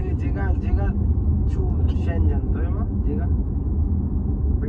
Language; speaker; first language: Chinese; non-native, learner; Urdu